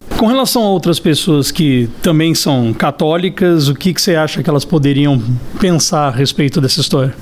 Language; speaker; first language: Portuguese; native; Portuguese